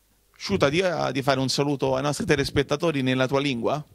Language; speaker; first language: Italian; native; Italian